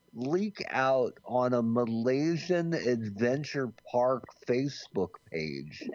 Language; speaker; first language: English; native; English